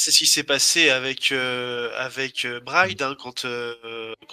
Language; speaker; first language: French; native; French